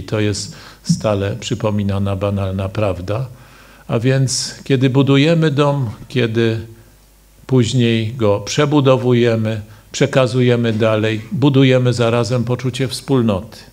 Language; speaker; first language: Polish; native; Polish